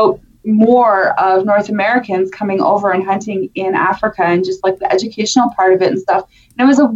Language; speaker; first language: English; native; English